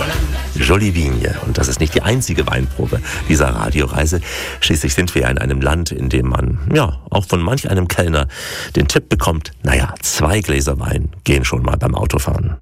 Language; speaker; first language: German; native; German